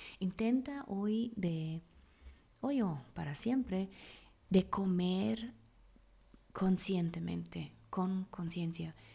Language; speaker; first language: Spanish; non-native, fluent; German